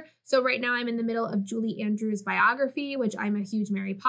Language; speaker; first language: English; native; English